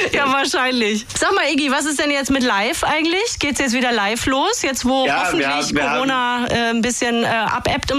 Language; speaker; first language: German; native; German